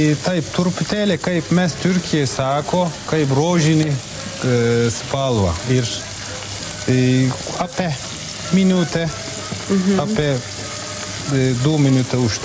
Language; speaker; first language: Lithuanian; non-native, learner; Turkish